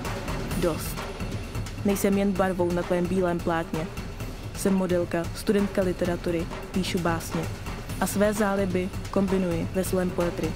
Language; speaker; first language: Czech; early bilingual, other home language; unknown